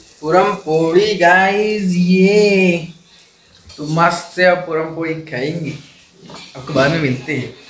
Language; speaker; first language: Hindi; non-native, local second language; Marathi